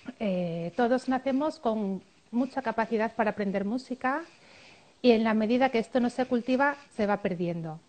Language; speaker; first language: Spanish; native; Spanish